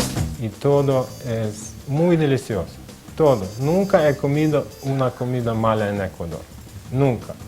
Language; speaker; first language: Spanish; non-native, fluent; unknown